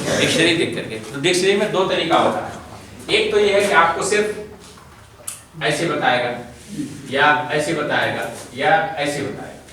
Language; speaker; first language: Urdu; non-native, local second language; Bangla